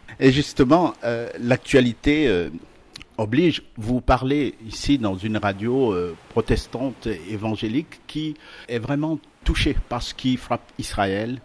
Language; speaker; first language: French; native; French